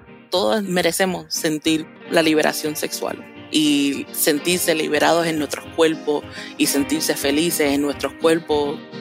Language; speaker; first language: Spanish; native; Spanish